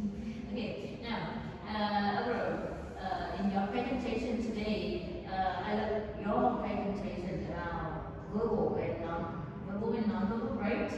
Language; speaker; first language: English; non-native, fluent; Vietnamese